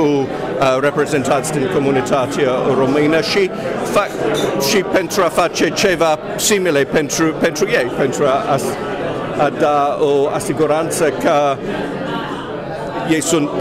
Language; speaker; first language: Romanian; non-native, fluent; English